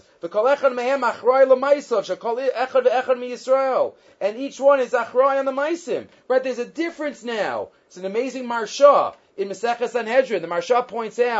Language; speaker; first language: English; native; English